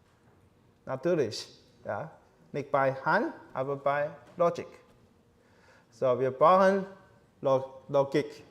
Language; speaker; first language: German; non-native, learner; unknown